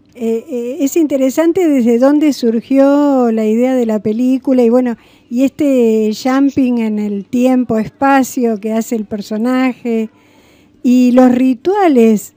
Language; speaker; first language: Spanish; native; Spanish